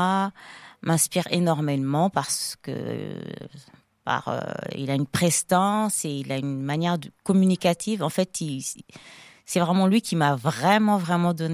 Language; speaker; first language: French; non-native, local second language; Lingala